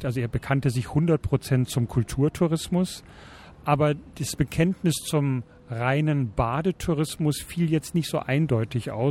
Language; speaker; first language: German; native; German